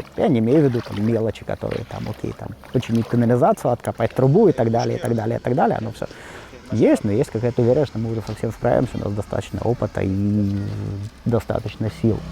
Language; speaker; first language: Russian; native; Russian